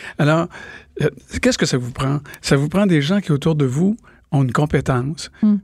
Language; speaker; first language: French; native; French